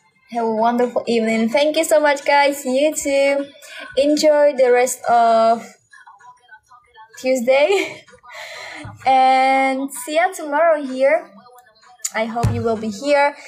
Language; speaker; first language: English; non-native, fluent; Czech